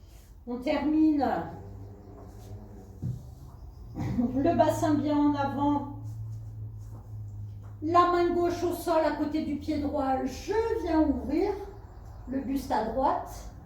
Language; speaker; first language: French; native; French